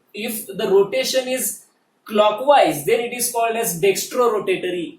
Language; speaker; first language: English; non-native, local second language; Marathi